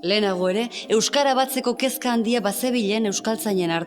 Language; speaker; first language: Basque; native; Basque